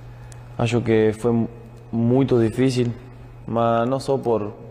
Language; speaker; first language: Portuguese; non-native, learner; Spanish